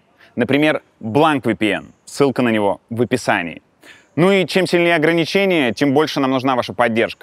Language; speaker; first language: Russian; native; Russian